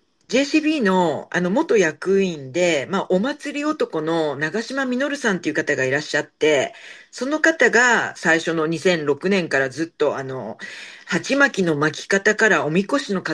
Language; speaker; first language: Japanese; native; Japanese